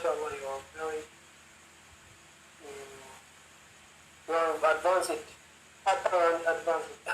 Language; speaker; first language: English; non-native, learner; Turkish